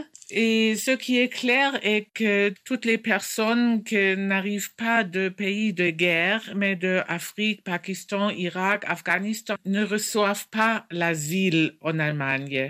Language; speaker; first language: French; non-native, fluent; German